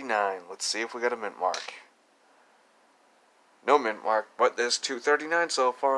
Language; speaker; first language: English; native; English